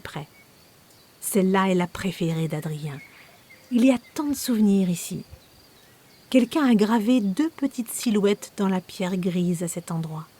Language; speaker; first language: French; native; French